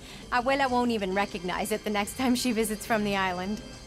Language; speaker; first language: English; early bilingual, other home language; Spanish